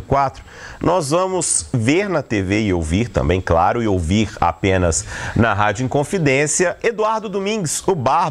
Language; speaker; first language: Portuguese; native; Portuguese